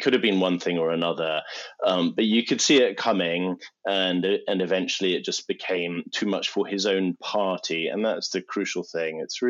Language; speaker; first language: English; native; English